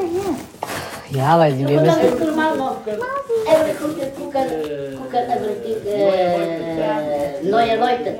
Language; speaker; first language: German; non-native, learner; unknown